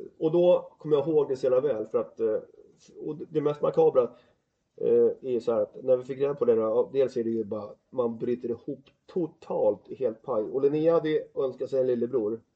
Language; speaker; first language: Swedish; native; Swedish